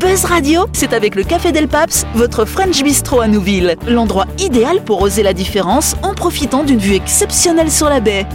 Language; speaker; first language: French; native; French